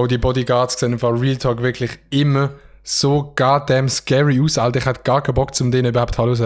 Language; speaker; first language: German; native; German